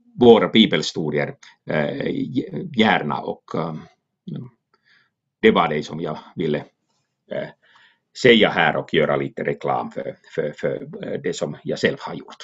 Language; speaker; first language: Swedish; non-native, local second language; Finnish